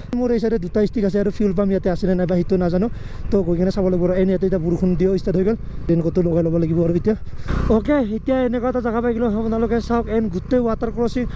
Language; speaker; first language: Assamese; non-native, local second language; Bodo